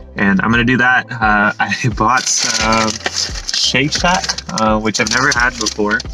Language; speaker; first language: English; native; English